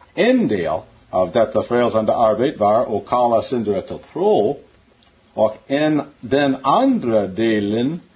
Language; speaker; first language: Swedish; non-native, learner; English